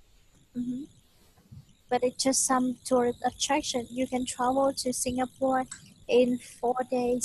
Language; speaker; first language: English; non-native, fluent; Vietnamese